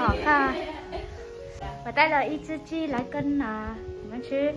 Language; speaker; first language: Chinese; non-native, learner; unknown